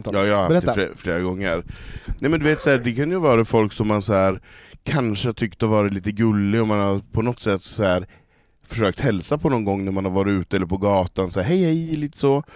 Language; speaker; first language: Swedish; native; Swedish